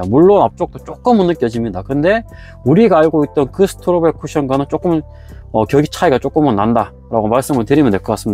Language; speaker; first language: Korean; native; Korean